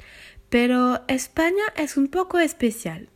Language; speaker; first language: Spanish; non-native, learner; French